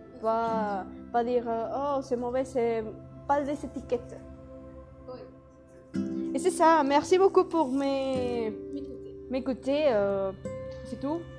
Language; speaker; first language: French; non-native, learner; Spanish